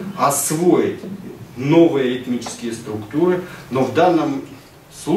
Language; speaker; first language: Russian; native; Russian